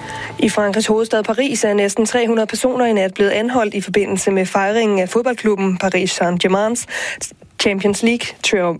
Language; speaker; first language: Danish; native; Danish